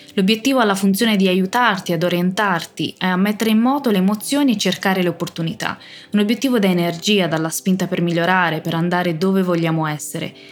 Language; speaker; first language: Italian; native; Italian